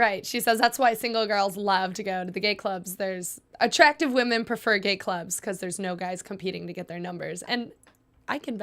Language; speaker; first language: English; native; English